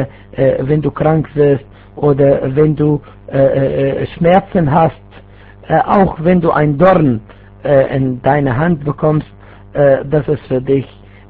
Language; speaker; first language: German; non-native, fluent; Arabic